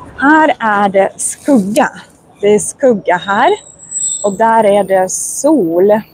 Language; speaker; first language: Swedish; non-native, fluent; Russian